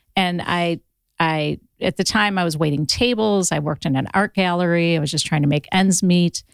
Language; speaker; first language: English; native; English